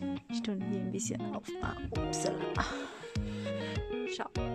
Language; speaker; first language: German; non-native, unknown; Portuguese